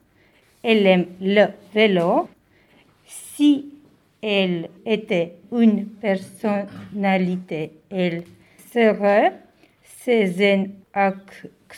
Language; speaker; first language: French; non-native, learner; Turkish